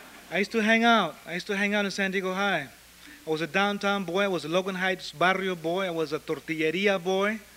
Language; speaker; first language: English; early bilingual, other home language; Spanish